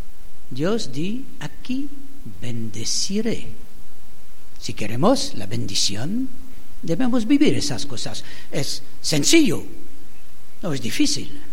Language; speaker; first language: Spanish; non-native, learner; French